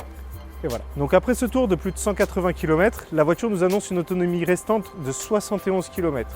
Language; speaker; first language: French; native; French